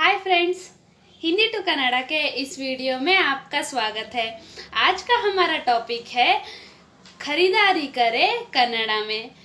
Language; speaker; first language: Hindi; native; Hindi